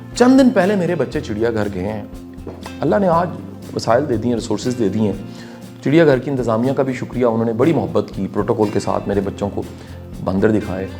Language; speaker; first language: Urdu; non-native, local second language; Punjabi